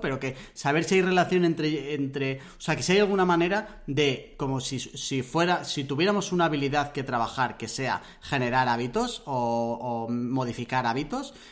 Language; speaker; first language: Spanish; native; Spanish